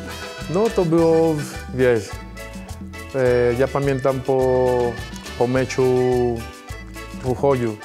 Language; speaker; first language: Polish; non-native, fluent; Spanish